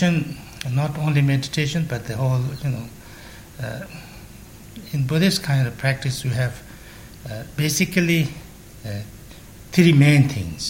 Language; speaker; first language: English; non-native, fluent; Chinese